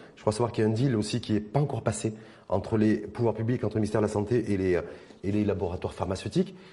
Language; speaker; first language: French; non-native, local second language; Arabic